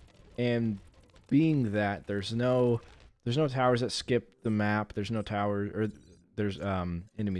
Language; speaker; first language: English; native; English